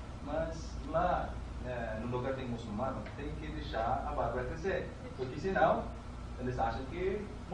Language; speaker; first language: Portuguese; non-native, learner; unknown